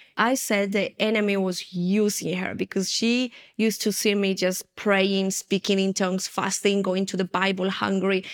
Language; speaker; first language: English; non-native, fluent; Spanish